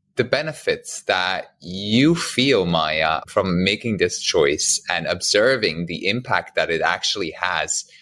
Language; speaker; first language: English; non-native, fluent; German